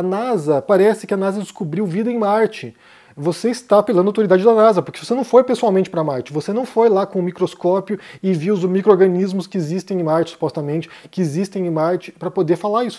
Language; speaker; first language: Portuguese; native; Portuguese